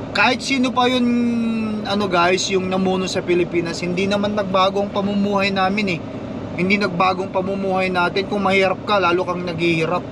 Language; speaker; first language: Filipino; non-native, local second language; Iloko